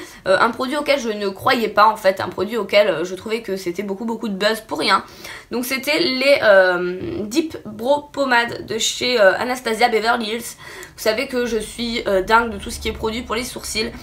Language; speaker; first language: French; native; French